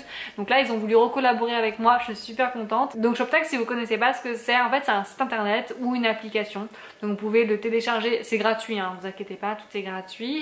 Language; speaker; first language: French; native; French